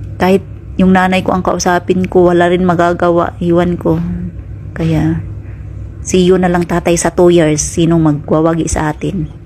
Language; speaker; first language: Filipino; non-native, local second language; Cebuano